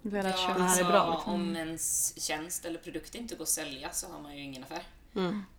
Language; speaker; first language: Swedish; native; Swedish